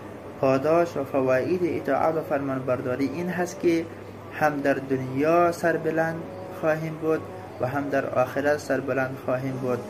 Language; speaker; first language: Persian; native; Persian